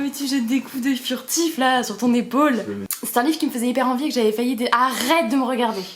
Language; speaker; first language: French; native; French